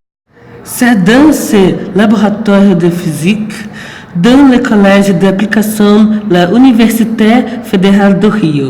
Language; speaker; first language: French; non-native, learner; Portuguese